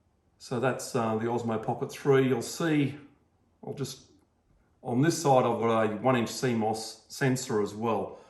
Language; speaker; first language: English; native; English